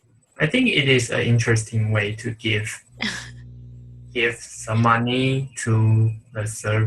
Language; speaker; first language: English; non-native, learner; Chinese